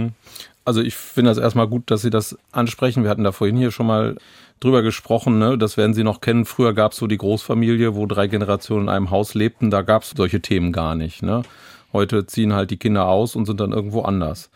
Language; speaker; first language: German; native; German